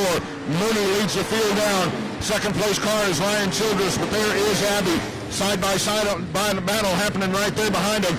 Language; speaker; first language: English; native; English